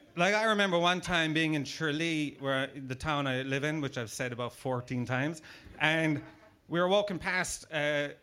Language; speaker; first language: English; native; English